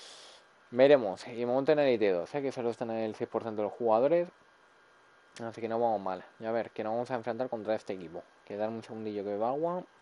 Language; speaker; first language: Spanish; native; Spanish